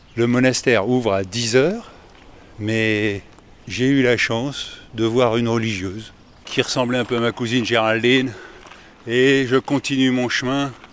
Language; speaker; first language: French; native; French